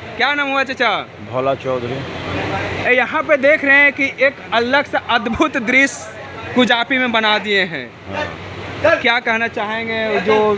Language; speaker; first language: Hindi; native; Hindi